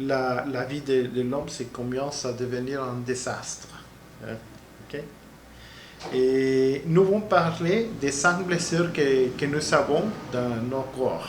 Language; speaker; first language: French; non-native, learner; Spanish